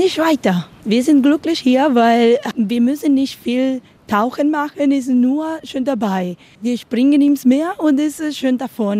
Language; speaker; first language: German; non-native, learner; Spanish